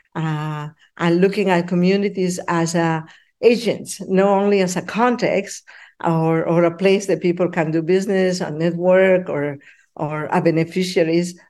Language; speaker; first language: English; non-native, fluent; Spanish